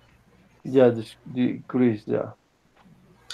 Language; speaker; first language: English; non-native, learner; Spanish